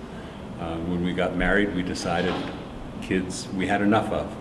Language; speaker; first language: English; native; English